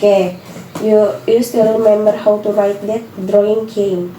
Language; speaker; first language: English; non-native, learner; Indonesian